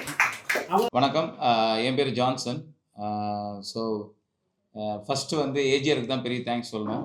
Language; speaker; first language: Tamil; native; Tamil